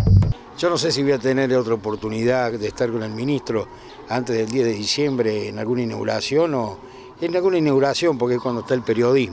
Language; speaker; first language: Spanish; native; Spanish